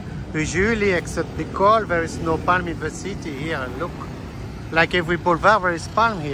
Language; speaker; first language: English; non-native, learner; Dutch